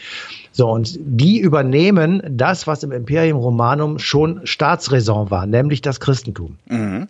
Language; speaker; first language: German; native; German